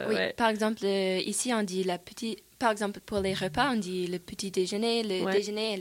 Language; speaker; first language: French; non-native, fluent; English